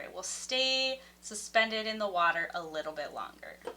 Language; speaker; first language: English; native; English